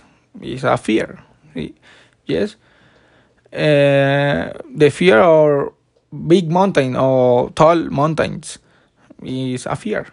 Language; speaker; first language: English; non-native, learner; Spanish